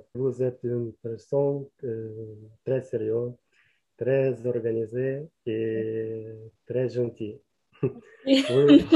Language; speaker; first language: French; non-native, learner; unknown